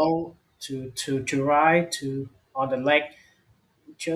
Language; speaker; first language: English; non-native, learner; Vietnamese